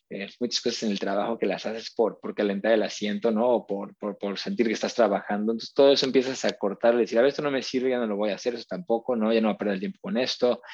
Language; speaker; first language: Spanish; native; Spanish